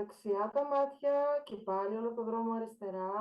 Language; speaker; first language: Greek; native; Greek